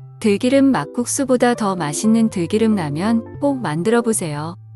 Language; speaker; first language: Korean; native; Korean